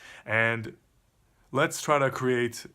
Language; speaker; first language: English; native; English